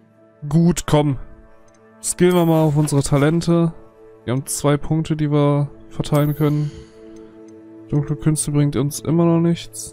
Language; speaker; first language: German; native; German